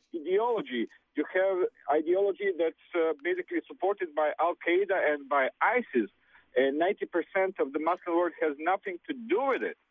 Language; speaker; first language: English; non-native, fluent; Serbian